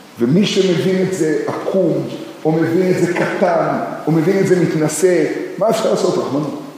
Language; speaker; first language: Hebrew; native; Hebrew